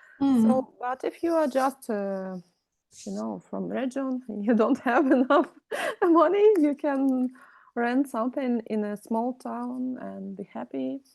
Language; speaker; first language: English; non-native, learner; Russian